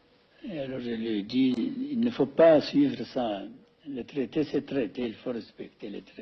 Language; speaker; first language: French; non-native, fluent; Amharic